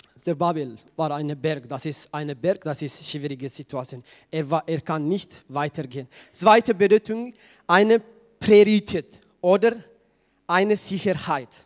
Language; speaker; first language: German; non-native, learner; Tigrinya